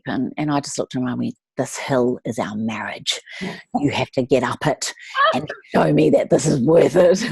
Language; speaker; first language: English; native; English